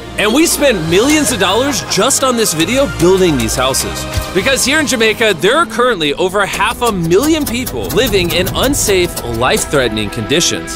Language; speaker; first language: English; native; English